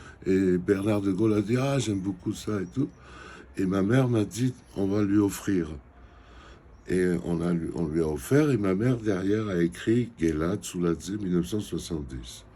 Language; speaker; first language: French; non-native, fluent; Georgian